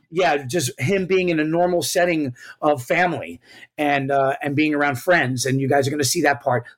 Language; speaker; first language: English; early bilingual, other home language; Spanish